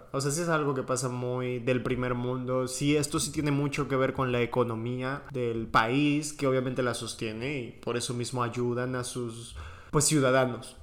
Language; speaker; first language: Spanish; native; Spanish